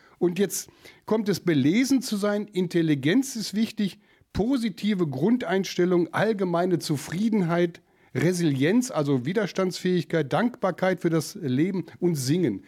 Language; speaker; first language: German; native; German